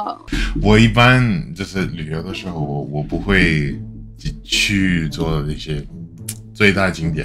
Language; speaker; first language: Chinese; non-native, fluent; English